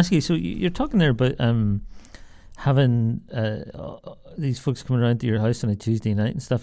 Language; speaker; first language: English; native; English